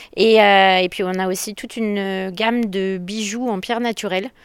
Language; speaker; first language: French; native; French